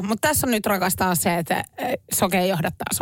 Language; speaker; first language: Finnish; native; Finnish